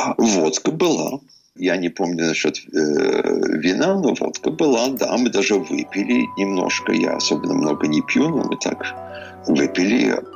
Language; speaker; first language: Russian; early bilingual, heritage; Russian